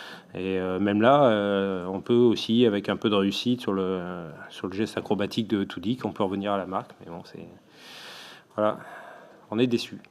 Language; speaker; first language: French; native; French